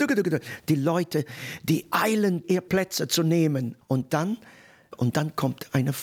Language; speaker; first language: German; non-native, fluent; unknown